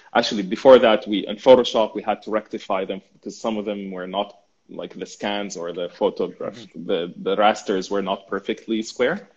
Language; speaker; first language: English; non-native, fluent; Arabic